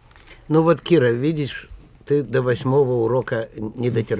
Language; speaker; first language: Russian; native; Russian